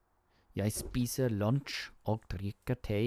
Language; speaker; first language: Norwegian; non-native, learner; English